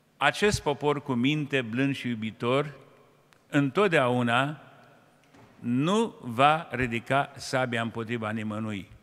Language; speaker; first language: Romanian; native; Romanian